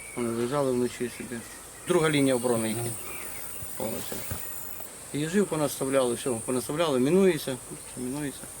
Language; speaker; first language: Ukrainian; native; Ukrainian